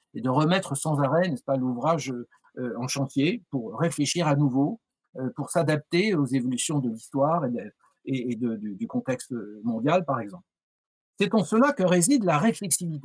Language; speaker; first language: French; native; French